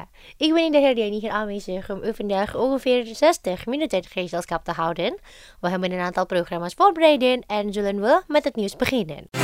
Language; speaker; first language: Dutch; non-native, fluent; Indonesian